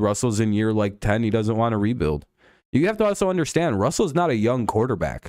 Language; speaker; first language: English; native; English